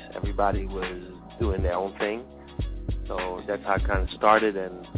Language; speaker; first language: English; early bilingual, other home language; French